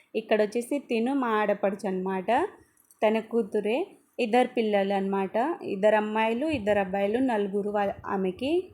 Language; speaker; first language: Telugu; non-native, local second language; Lambadi